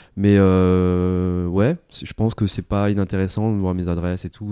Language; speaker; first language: French; native; French